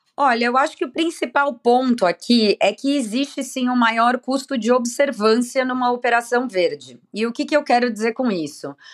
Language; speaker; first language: Portuguese; native; Portuguese